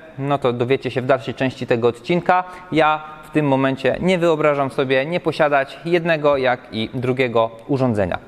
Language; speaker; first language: Polish; native; Polish